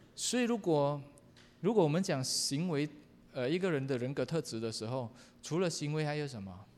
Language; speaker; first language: Chinese; native; Chinese